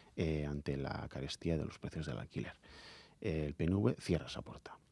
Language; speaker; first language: Spanish; native; Spanish